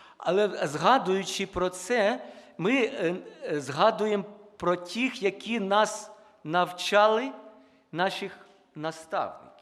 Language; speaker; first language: Ukrainian; non-native, local second language; Russian